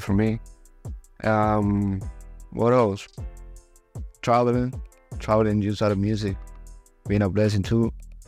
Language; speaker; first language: English; non-native, fluent; Spanish